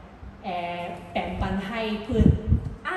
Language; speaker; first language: Thai; non-native, learner; Cantonese